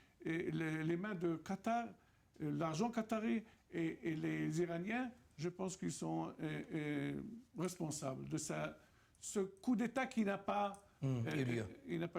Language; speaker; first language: French; non-native, fluent; Arabic